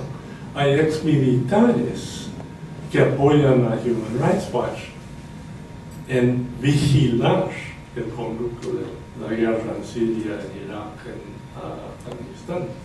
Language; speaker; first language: Spanish; non-native, fluent; English